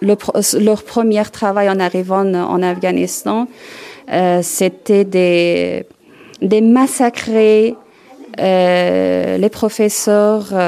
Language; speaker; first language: French; non-native, learner; Persian